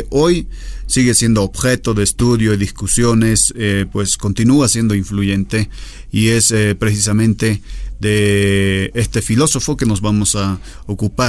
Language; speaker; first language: Spanish; native; Spanish